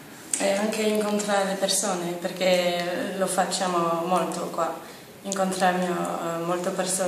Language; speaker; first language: Italian; non-native, learner; French